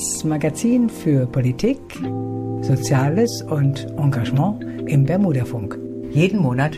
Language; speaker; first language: German; native; German